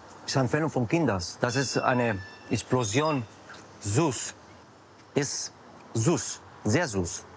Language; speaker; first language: German; non-native, learner; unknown